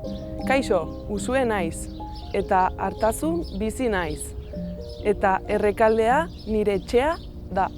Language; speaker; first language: Basque; non-native, local second language; Spanish